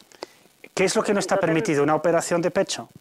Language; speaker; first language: Spanish; native; Spanish